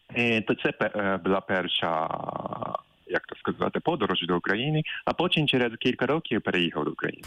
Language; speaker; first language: Ukrainian; non-native, fluent; Japanese